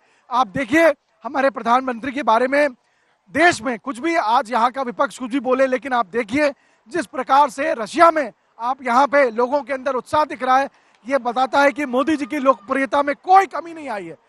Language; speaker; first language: Hindi; native; Hindi